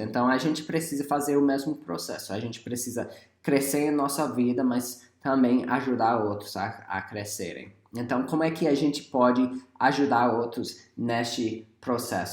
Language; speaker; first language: Portuguese; non-native, fluent; English